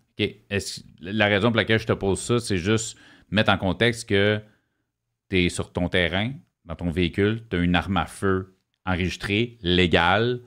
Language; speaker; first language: French; native; French